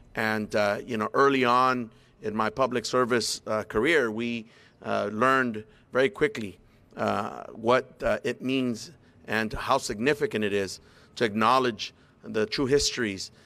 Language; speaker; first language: English; early bilingual, other home language; Spanish